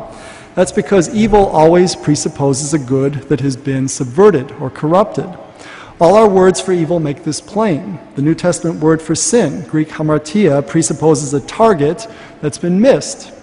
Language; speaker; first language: English; native; English